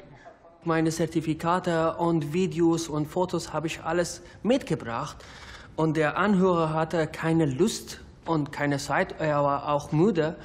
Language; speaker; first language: German; non-native, learner; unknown